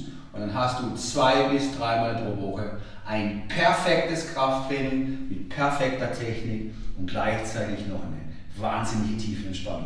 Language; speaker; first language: German; native; German